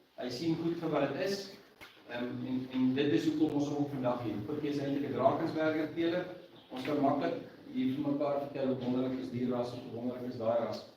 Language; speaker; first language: Afrikaans; native; Afrikaans